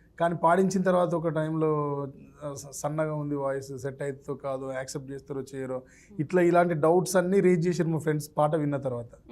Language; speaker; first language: Telugu; native; Telugu